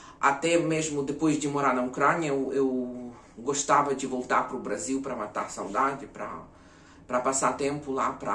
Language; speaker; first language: Portuguese; early bilingual, other home language; Ukrainian